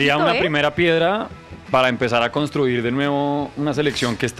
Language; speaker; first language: Spanish; native; Spanish